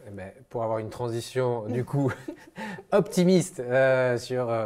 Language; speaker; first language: French; native; French